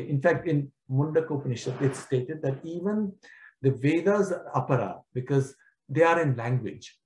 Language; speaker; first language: English; non-native, local second language; Kashmiri